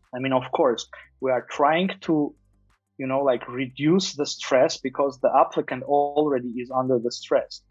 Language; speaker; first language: English; non-native, fluent; Armenian